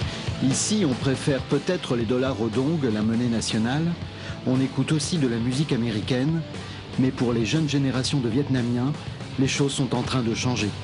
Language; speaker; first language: French; native; French